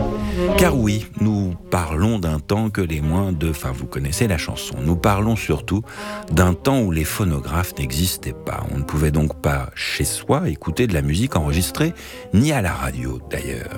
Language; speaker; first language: French; native; French